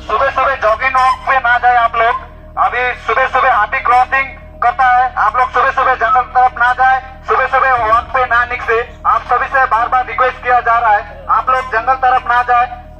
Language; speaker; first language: Hindi; non-native, local second language; Bangla